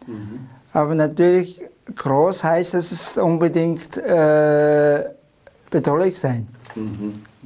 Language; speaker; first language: German; non-native, learner; Chinese